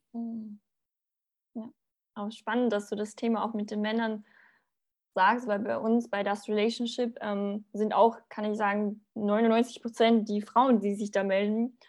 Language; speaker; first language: German; early bilingual, other home language; Bosnian